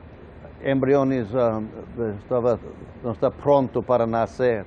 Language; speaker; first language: Portuguese; non-native, fluent; English